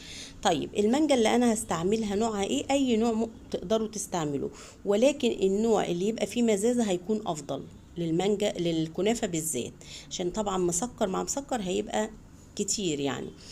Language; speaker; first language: Arabic; native; Arabic